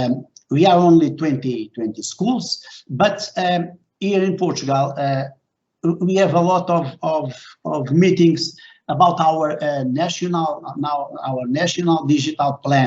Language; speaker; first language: English; non-native, fluent; Portuguese